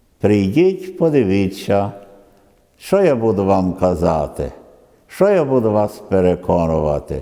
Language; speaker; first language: Ukrainian; early bilingual, other home language; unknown